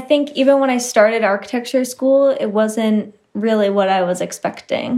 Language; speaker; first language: English; native; English